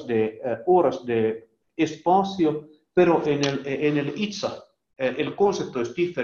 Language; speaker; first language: Spanish; non-native, learner; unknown